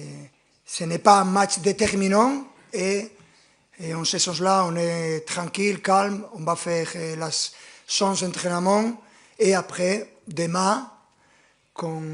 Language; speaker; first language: French; non-native, fluent; Spanish